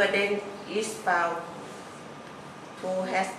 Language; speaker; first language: English; non-native, learner; Thai